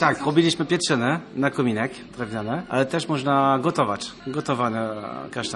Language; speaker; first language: Polish; non-native, learner; French